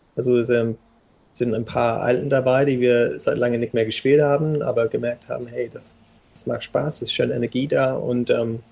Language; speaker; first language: German; non-native, fluent; English